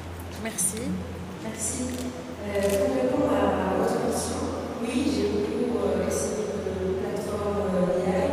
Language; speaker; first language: French; non-native, local second language; Arabic